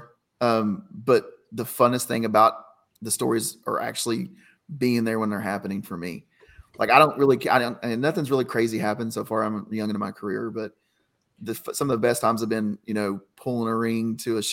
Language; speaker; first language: English; native; English